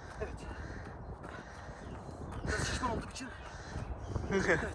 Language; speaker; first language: Turkish; early bilingual, heritage; Turkish